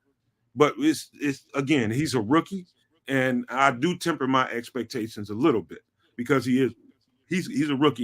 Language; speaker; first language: English; native; English